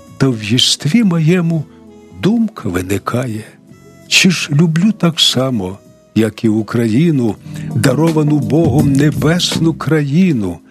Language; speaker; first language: Ukrainian; non-native, local second language; Russian